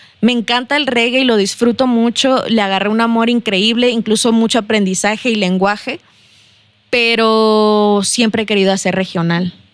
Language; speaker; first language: Spanish; native; Spanish